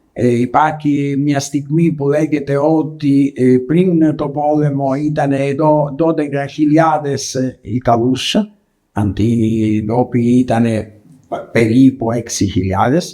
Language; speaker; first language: Greek; non-native, learner; Italian